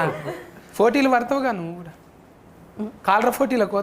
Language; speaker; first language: Telugu; native; Telugu